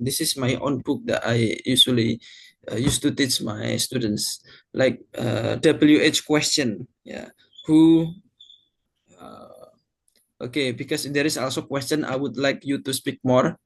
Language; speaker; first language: English; non-native, fluent; Indonesian